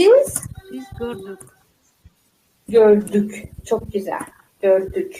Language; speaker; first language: Turkish; non-native, fluent; Uzbek